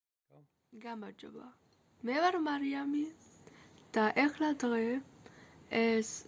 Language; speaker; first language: Georgian; early bilingual, heritage; Georgian